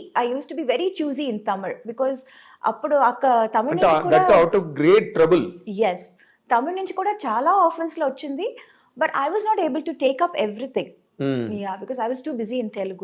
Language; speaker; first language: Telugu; non-native, local second language; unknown